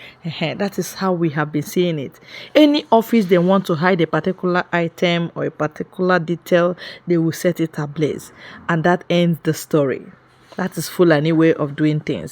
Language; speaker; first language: English; non-native, local second language; Igbo